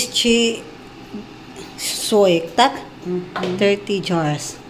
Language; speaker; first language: Polish; non-native, learner; Filipino